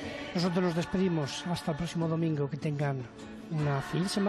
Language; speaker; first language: Spanish; native; Spanish